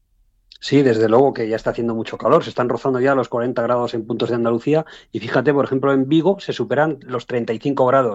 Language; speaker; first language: Spanish; native; Spanish